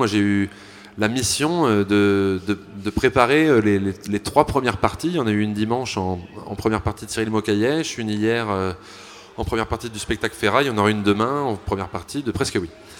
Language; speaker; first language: French; native; French